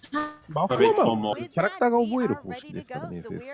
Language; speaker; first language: Japanese; native; Japanese